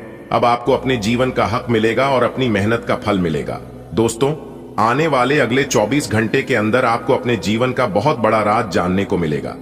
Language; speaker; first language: Hindi; native; Hindi